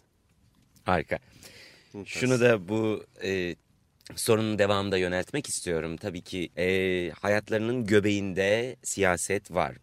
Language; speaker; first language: Turkish; native; Turkish